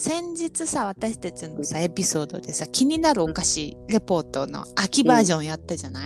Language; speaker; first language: Japanese; native; Japanese